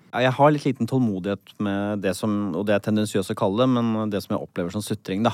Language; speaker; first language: Norwegian; native; Norwegian